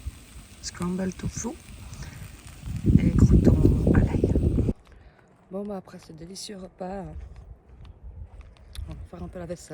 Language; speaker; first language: French; native; French